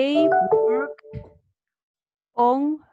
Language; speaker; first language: English; non-native, learner; Spanish